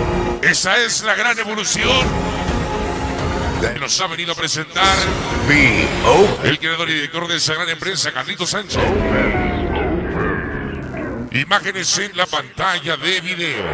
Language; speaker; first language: Spanish; native; Spanish